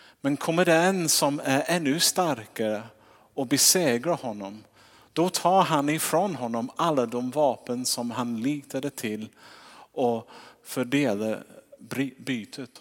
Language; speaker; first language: Swedish; non-native, fluent; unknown